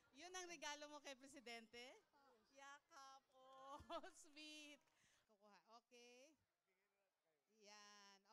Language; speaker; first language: Filipino; native; Filipino